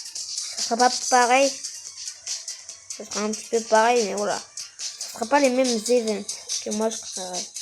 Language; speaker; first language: French; native; French